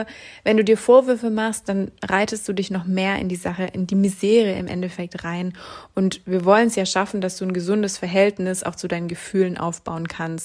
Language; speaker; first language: German; native; German